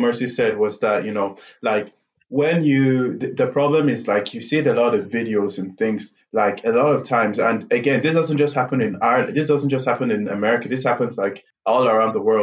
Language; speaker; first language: English; native; English